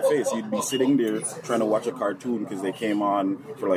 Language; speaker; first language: English; non-native, local second language; Jamaican Creole English